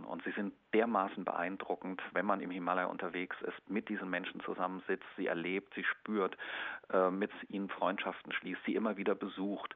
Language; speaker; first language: German; native; German